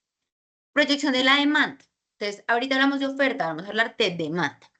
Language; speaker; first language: Spanish; native; Spanish